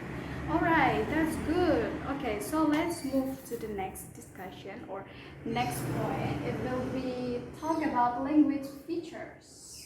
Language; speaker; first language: English; non-native, fluent; Indonesian